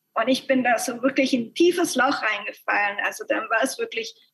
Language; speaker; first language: German; early bilingual, other home language; Spanish